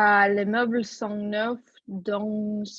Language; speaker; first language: French; non-native, learner; Russian